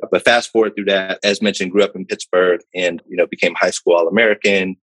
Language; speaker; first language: English; native; English